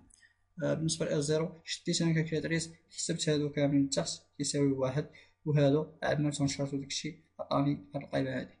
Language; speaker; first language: Arabic; native; Arabic